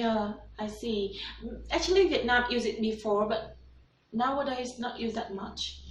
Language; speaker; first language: English; non-native, learner; Vietnamese